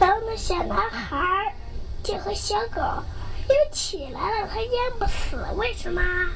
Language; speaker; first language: Chinese; native; Chinese